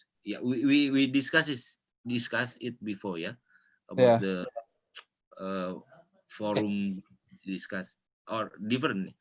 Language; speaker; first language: English; non-native, local second language; Indonesian